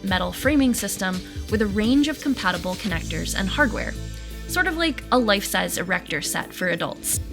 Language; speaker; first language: English; native; English